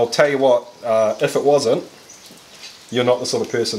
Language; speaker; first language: English; native; English